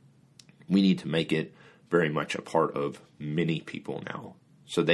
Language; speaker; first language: English; native; English